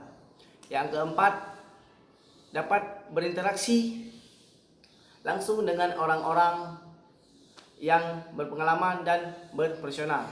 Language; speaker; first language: Indonesian; native; Indonesian